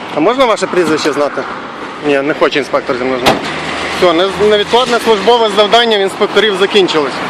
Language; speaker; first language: Ukrainian; native; Ukrainian